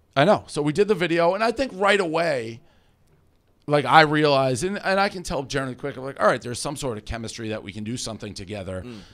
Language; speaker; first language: English; native; English